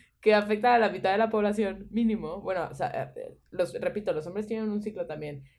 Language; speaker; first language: Spanish; native; Spanish